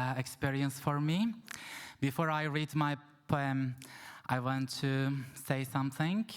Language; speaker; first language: English; non-native, fluent; Turkish